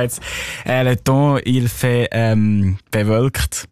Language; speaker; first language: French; non-native, learner; German